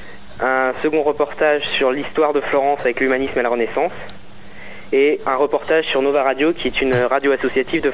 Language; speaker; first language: French; native; French